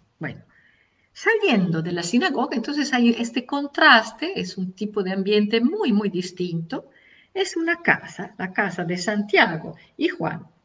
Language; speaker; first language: Spanish; non-native, fluent; Italian